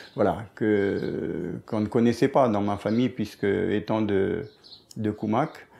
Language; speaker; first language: French; native; French